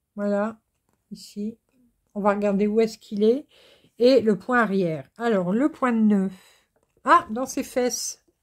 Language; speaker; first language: French; native; French